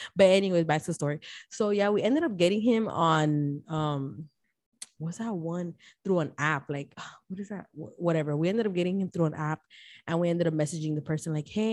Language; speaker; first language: English; early bilingual, other home language; Spanish